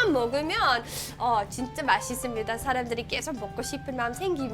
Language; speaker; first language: Korean; non-native, fluent; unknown